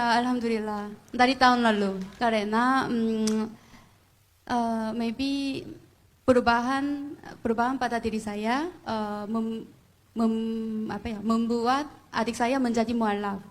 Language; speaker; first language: Indonesian; non-native, fluent; Korean